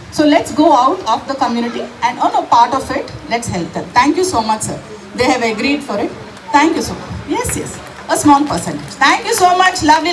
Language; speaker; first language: English; non-native, local second language; Telugu